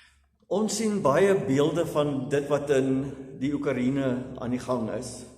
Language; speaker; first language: Afrikaans; native; Afrikaans